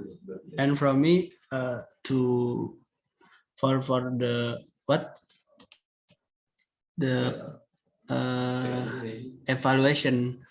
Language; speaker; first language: English; non-native, learner; Indonesian